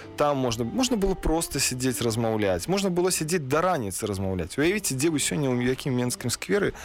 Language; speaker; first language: Belarusian; non-native, local second language; Russian